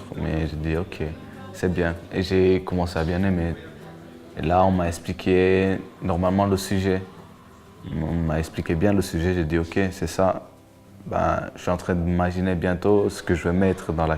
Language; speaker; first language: French; non-native, local second language; Rundi